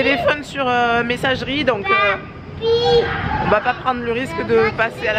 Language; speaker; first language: French; native; French